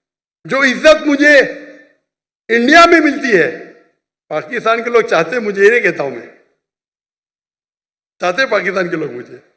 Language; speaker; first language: Hindi; non-native, local second language; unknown